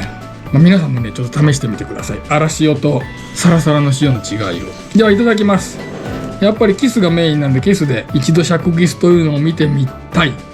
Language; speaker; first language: Japanese; native; Japanese